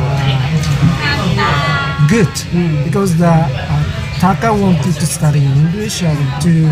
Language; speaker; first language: English; non-native, learner; Japanese